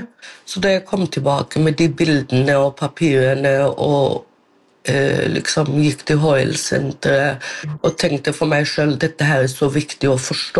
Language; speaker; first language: Norwegian; non-native, local second language; Romany